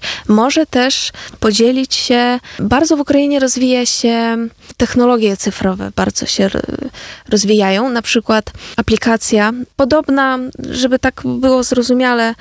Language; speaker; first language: Polish; non-native, fluent; Ukrainian